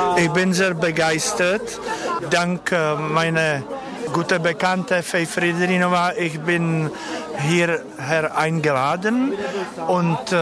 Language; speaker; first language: German; non-native, fluent; Czech